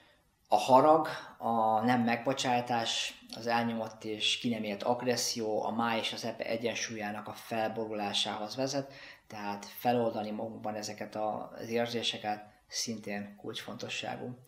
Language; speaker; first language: Hungarian; native; Hungarian